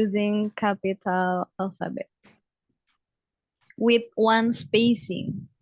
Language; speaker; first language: English; non-native, fluent; Javanese